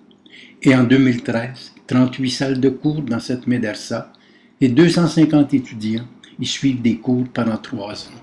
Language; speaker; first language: French; native; French